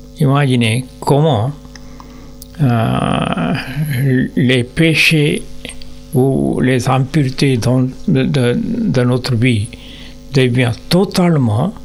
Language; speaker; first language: French; non-native, learner; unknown